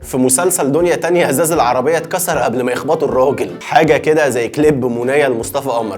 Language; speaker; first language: Arabic; native; Arabic